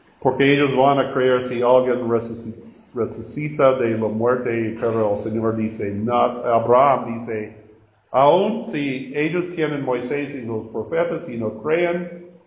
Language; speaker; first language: Spanish; non-native, learner; English